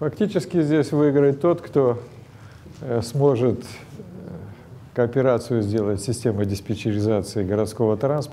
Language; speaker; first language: Russian; native; Russian